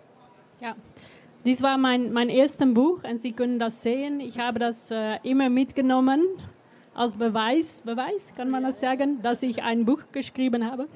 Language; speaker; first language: German; non-native, learner; Dutch